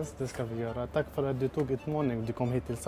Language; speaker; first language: Swedish; non-native, fluent; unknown